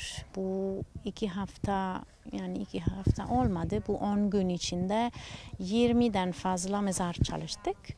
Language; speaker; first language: Turkish; non-native, learner; Italian